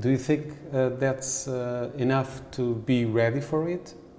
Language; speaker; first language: English; non-native, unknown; Portuguese